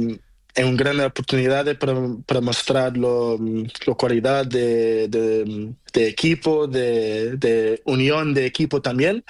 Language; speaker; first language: Spanish; non-native, learner; Portuguese